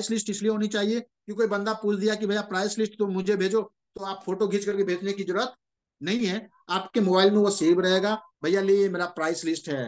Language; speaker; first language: Hindi; native; Hindi